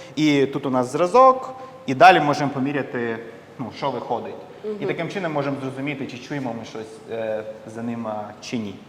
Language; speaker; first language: Ukrainian; native; Ukrainian